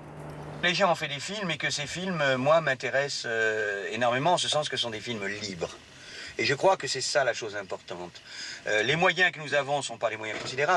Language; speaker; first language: French; native; French